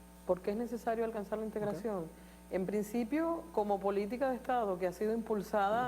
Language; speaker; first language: Spanish; native; Spanish